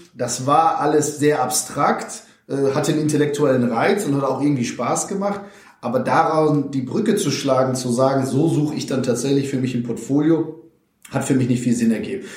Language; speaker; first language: German; native; German